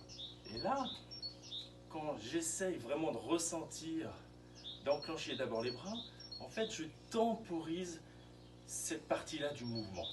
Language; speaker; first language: French; native; French